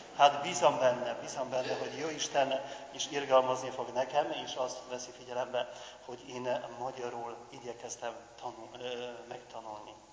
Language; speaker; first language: Hungarian; non-native, fluent; Polish